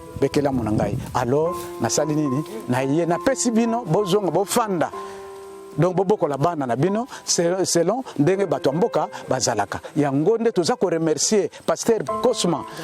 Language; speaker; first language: Lingala; non-native, local second language; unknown